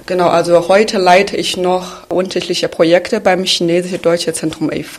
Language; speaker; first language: German; non-native, fluent; Chinese